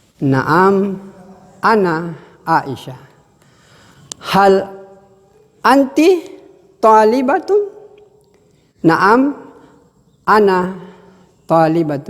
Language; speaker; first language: Arabic; non-native, fluent; Indonesian